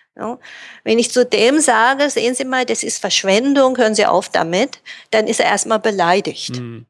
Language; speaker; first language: German; native; German